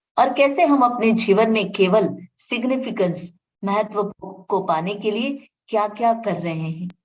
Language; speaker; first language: Hindi; non-native, local second language; Marathi